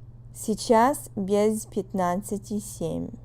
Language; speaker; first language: Russian; non-native, fluent; English